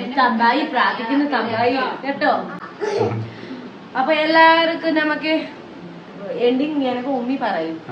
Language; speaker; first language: Malayalam; non-native, learner; Nepali